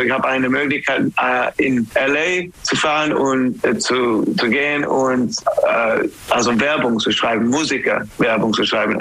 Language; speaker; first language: German; non-native, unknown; English